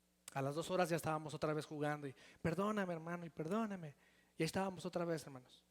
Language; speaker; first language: Spanish; native; Spanish